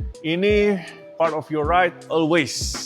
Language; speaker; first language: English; non-native, fluent; Indonesian